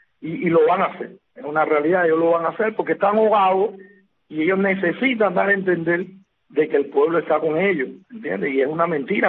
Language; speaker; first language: Spanish; native; Spanish